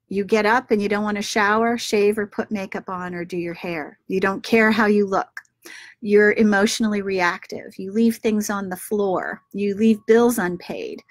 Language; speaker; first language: English; native; English